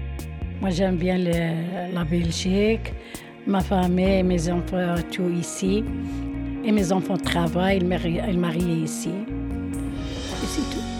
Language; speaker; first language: French; non-native, learner; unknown